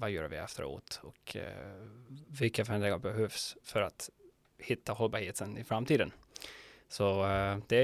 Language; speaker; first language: Swedish; non-native, fluent; German